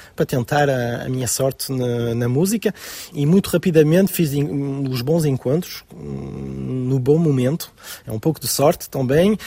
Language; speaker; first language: Portuguese; early bilingual, heritage; French